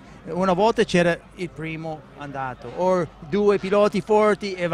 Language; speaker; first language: Italian; non-native, fluent; English